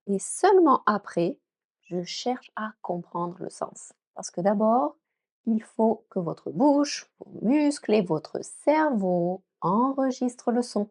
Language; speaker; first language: French; native; French